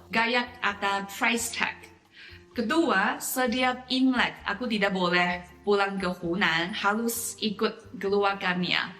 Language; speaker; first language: Indonesian; non-native, fluent; Chinese